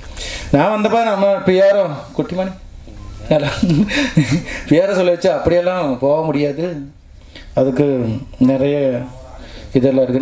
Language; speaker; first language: Tamil; non-native, local second language; Malayalam